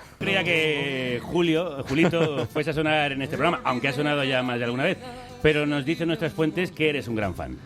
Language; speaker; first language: Spanish; native; Spanish